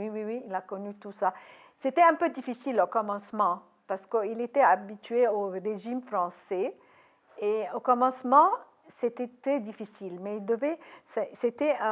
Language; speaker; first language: French; non-native, fluent; Arabic